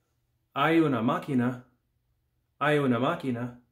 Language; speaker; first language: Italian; non-native, fluent; English